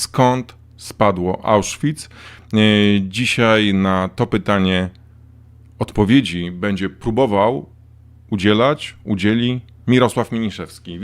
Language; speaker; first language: Polish; native; Polish